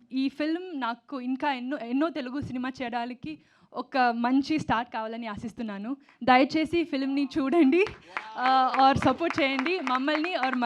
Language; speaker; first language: Telugu; non-native, learner; Tamil